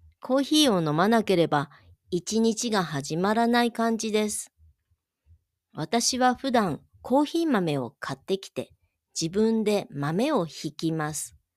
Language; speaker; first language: Japanese; native; Japanese